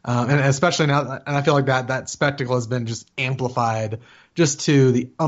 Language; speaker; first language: English; native; English